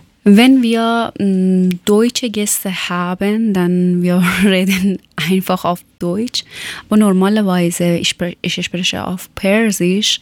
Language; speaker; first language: German; non-native, learner; Persian